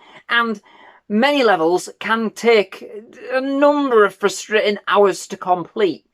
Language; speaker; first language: English; native; English